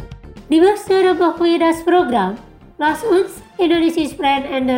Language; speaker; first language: German; non-native, fluent; Indonesian